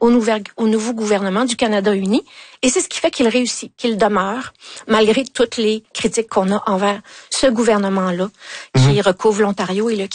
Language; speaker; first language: French; native; French